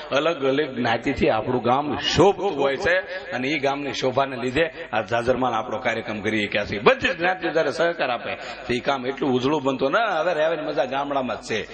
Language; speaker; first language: Gujarati; native; Gujarati